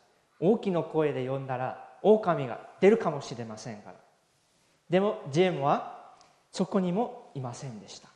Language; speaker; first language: Japanese; non-native, fluent; English